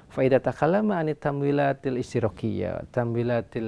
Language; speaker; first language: Arabic; non-native, fluent; Indonesian